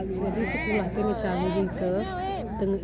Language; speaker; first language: Indonesian; native; Indonesian